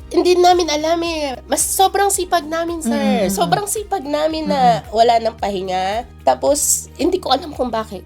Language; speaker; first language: Filipino; native; Filipino